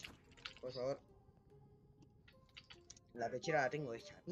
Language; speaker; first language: Spanish; native; Spanish